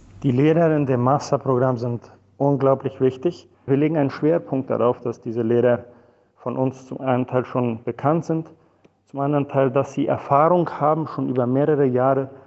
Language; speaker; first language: German; non-native, fluent; Spanish